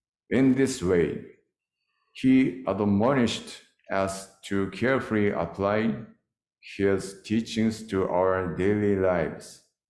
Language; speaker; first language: English; non-native, learner; Japanese